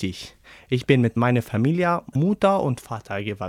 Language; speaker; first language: German; non-native, learner; Arabic